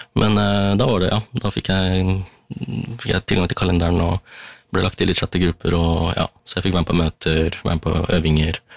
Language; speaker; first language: Norwegian; early bilingual, other home language; Tamil